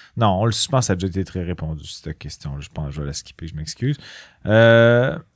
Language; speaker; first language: French; native; French